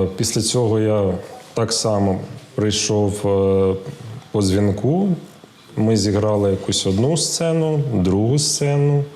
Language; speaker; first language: Ukrainian; non-native, local second language; Russian